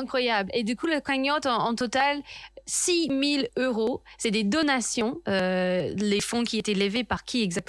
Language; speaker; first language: French; native; French